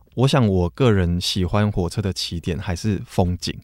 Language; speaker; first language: Chinese; native; Chinese